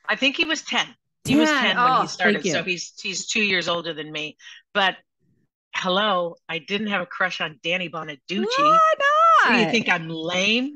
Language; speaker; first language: English; native; English